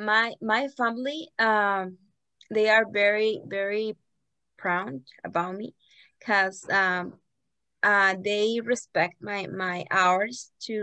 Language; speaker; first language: English; non-native, learner; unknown